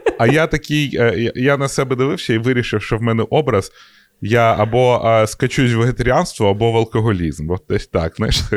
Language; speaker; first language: Ukrainian; non-native, local second language; Russian